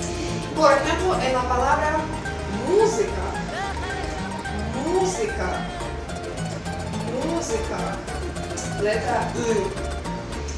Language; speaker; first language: Spanish; non-native, fluent; Russian